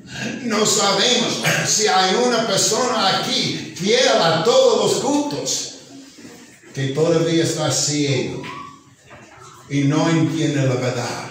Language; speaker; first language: Spanish; non-native, fluent; English